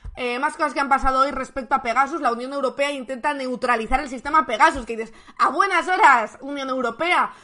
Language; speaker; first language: Spanish; native; Spanish